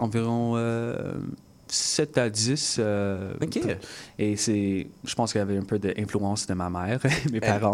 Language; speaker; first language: French; non-native, local second language; English